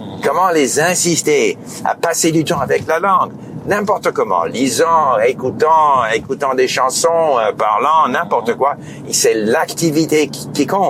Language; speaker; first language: French; non-native, fluent; English